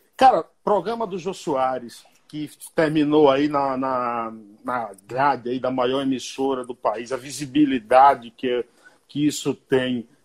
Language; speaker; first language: Portuguese; native; Portuguese